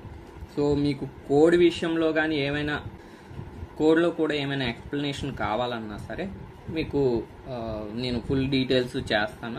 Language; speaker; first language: Telugu; native; Telugu